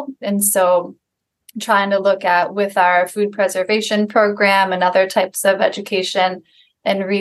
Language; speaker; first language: English; native; English